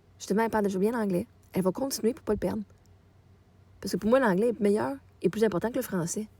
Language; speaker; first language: French; native; French